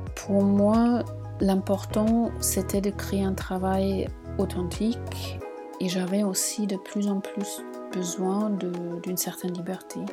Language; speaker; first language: French; non-native, fluent; German